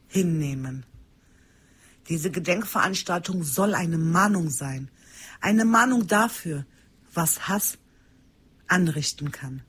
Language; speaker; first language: German; early bilingual, other home language; Turkish